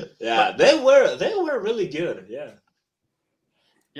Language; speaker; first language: English; non-native, fluent; Spanish